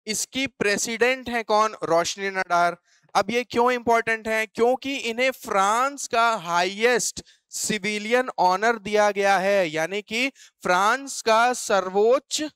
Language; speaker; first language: Hindi; native; Hindi